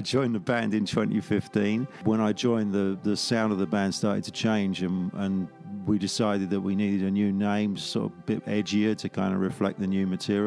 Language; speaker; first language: English; native; English